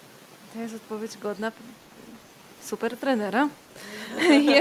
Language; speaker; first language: Polish; native; Polish